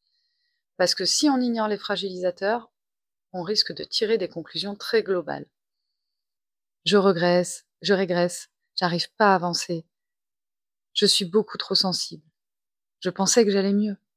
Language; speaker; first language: French; native; French